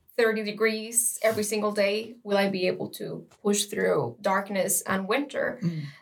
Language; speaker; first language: English; non-native, fluent; Spanish